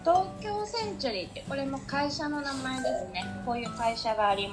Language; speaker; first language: Japanese; native; Japanese